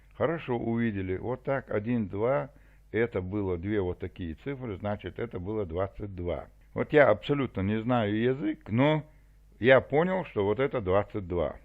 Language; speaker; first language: Russian; non-native, local second language; Chechen